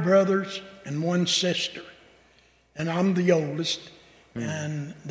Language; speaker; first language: English; native; English